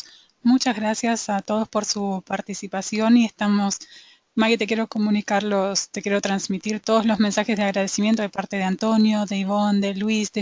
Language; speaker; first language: Spanish; native; Spanish